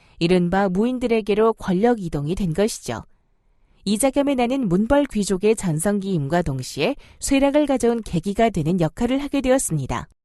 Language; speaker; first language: Korean; native; Korean